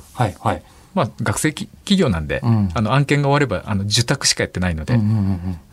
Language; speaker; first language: Japanese; native; Japanese